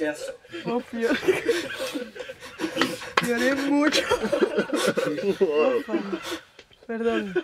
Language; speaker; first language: Spanish; non-native, fluent; Portuguese